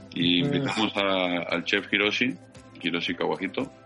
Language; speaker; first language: Spanish; native; Spanish